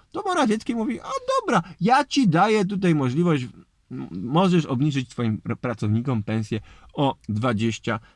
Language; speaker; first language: Polish; native; Polish